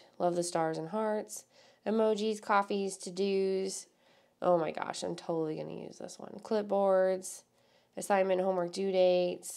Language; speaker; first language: English; native; English